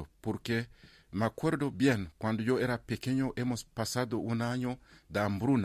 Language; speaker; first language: Spanish; non-native, fluent; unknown